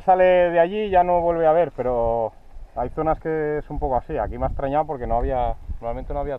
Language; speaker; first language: Spanish; native; Spanish